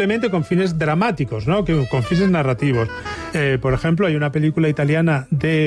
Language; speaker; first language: Spanish; native; Spanish